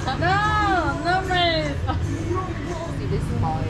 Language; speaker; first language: English; non-native, learner; Vietnamese